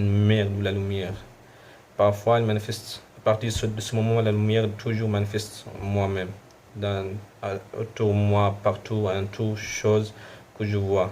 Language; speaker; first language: French; non-native, local second language; Arabic